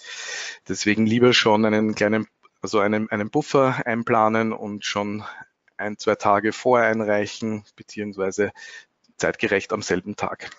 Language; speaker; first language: German; native; German